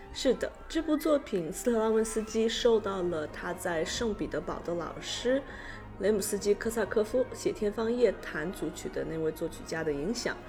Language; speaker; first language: Chinese; native; Chinese